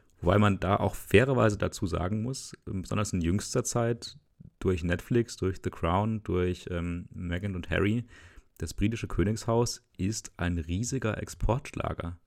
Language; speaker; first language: German; native; German